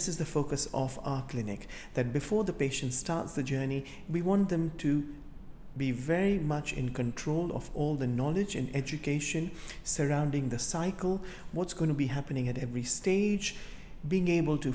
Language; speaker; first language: English; non-native, local second language; Gujarati